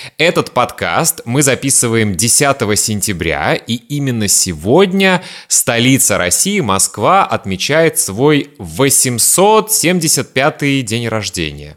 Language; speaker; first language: Russian; native; Russian